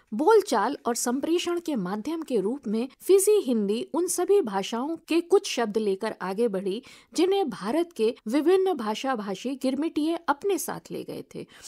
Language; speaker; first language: Hindi; native; Hindi